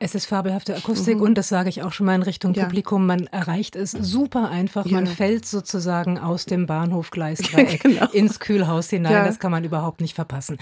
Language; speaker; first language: German; native; German